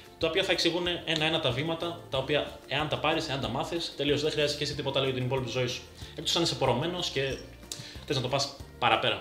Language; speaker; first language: Greek; early bilingual, other home language; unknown